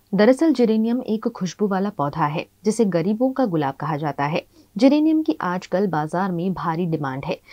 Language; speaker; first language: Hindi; non-native, local second language; Gujarati